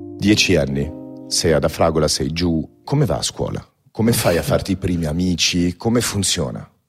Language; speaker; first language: Italian; native; Italian